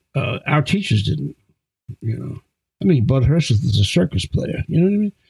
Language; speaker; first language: English; native; English